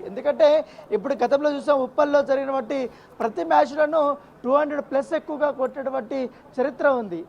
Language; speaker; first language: Telugu; native; Telugu